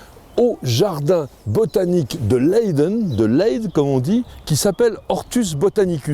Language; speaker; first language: French; native; French